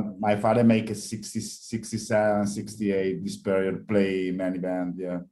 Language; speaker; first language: English; non-native, learner; Italian